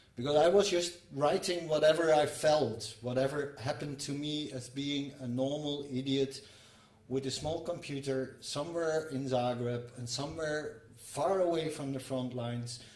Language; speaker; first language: English; non-native, fluent; Dutch